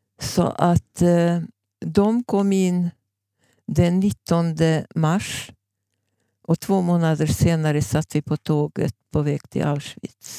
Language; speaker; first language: Swedish; non-native, fluent; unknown